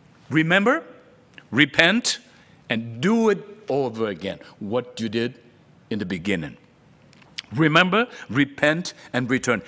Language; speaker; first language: English; non-native, fluent; Vietnamese